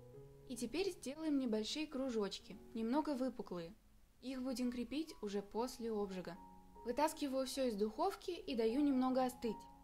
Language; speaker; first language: Russian; native; Russian